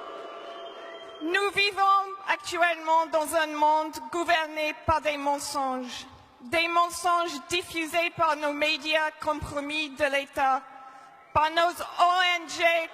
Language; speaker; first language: French; non-native, fluent; English